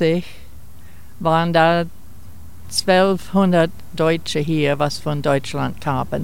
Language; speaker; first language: German; early bilingual, heritage; German